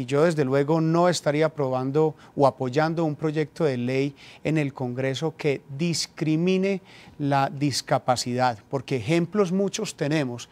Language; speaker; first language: Spanish; native; Spanish